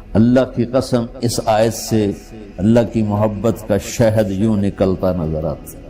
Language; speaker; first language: Urdu; non-native, local second language; Punjabi